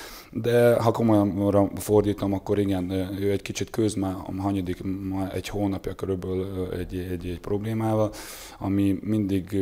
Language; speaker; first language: Hungarian; non-native, fluent; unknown